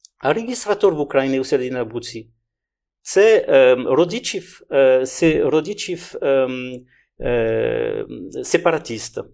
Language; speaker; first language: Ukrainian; non-native, learner; French